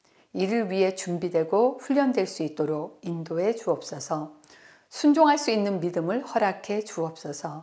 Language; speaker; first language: Korean; native; Korean